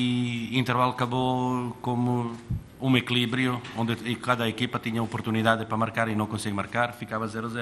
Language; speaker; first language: Portuguese; non-native, fluent; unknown